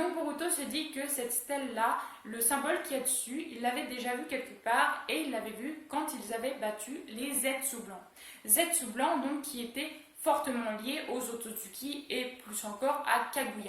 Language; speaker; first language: French; native; French